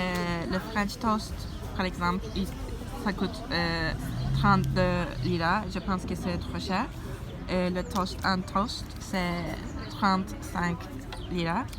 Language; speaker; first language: French; non-native, learner; Turkish